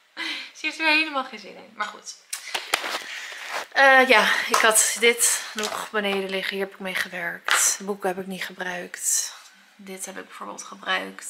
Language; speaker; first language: Dutch; native; Dutch